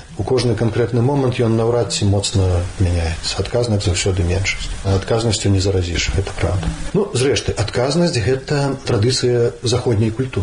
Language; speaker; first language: Belarusian; native; Belarusian